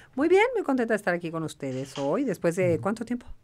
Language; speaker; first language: Spanish; native; Spanish